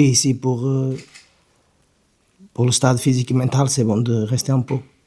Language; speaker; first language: French; non-native, learner; Portuguese